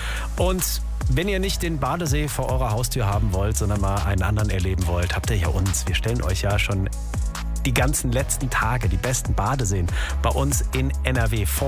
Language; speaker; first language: German; native; German